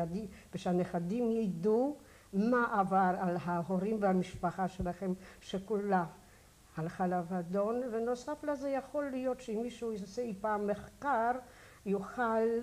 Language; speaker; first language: Hebrew; non-native, fluent; Polish